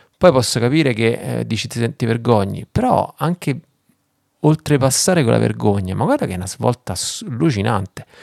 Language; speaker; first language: Italian; native; Italian